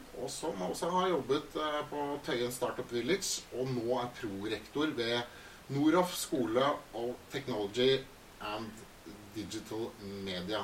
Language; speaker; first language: Norwegian; native; Norwegian